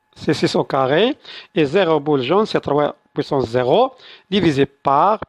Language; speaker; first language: French; non-native, local second language; Arabic